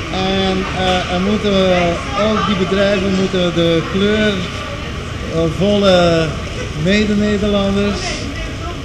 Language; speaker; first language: Dutch; non-native, local second language; Papiamento